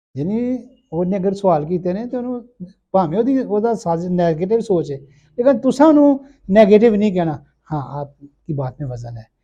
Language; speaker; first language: Urdu; non-native, local second language; Punjabi